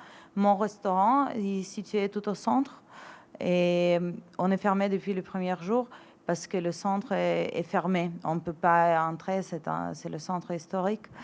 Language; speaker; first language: French; non-native, fluent; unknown